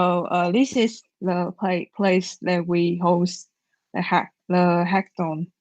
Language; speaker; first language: English; non-native, learner; Chinese